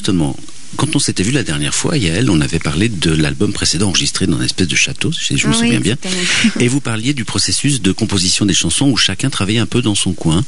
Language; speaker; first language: French; native; French